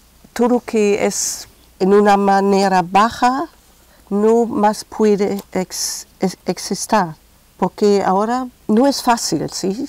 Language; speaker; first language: Spanish; non-native, fluent; German